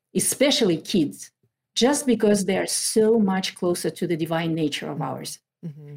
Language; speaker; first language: English; non-native, fluent; Kazakh